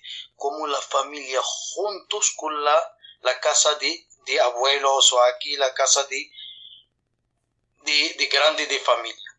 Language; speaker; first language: Spanish; non-native, learner; Arabic